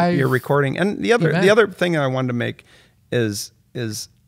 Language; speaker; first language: English; native; English